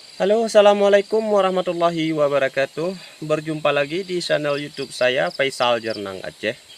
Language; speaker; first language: Indonesian; non-native, local second language; Achinese